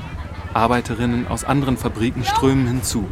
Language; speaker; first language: German; native; German